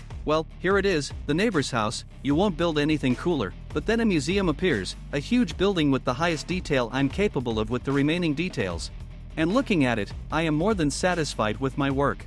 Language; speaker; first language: English; non-native, fluent; Russian